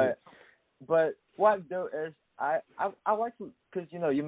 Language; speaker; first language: English; non-native, local second language; Cantonese